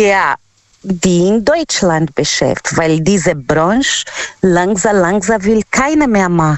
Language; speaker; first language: German; non-native, learner; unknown